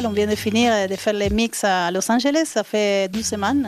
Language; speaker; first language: French; non-native, fluent; Spanish